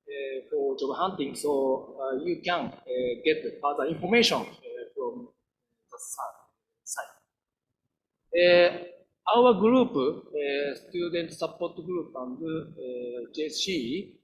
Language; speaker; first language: English; non-native, fluent; Japanese